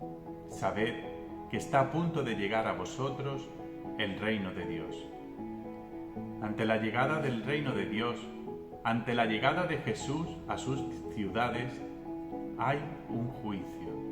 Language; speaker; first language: Spanish; native; Spanish